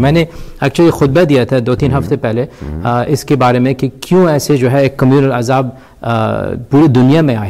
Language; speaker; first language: Urdu; early bilingual, heritage; Urdu